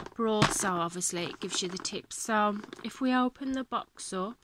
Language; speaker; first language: English; native; English